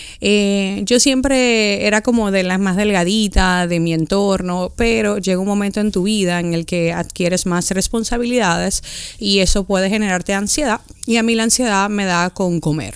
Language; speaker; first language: Spanish; native; Spanish